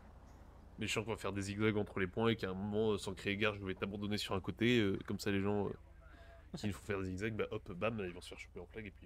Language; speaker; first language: French; native; French